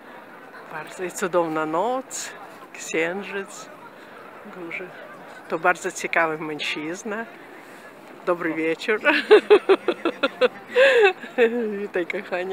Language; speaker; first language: Polish; non-native, fluent; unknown